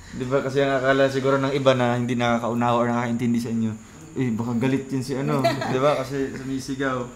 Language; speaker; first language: Filipino; non-native, local second language; Cebuano